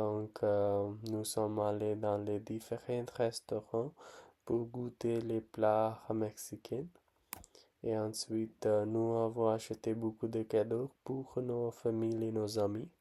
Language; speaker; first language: French; non-native, learner; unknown